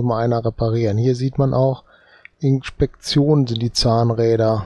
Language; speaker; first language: German; native; German